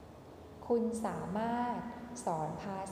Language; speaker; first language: Thai; non-native, fluent; Chinese